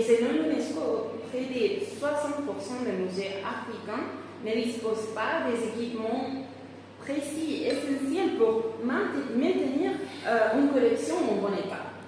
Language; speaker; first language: French; non-native, fluent; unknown